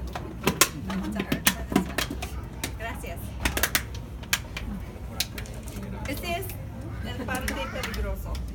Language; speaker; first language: Spanish; non-native, fluent; English